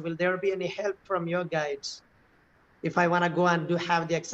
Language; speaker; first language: English; non-native, local second language; Malayalam